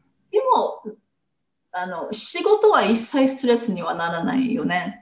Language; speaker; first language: Japanese; non-native, fluent; English